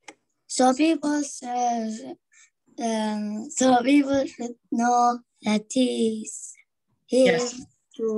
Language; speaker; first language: English; non-native, learner; Arabic